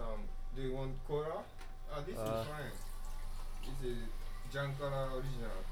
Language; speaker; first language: English; non-native, learner; Japanese